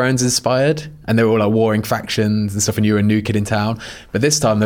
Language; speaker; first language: English; native; English